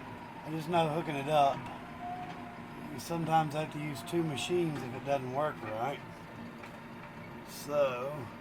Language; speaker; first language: English; native; English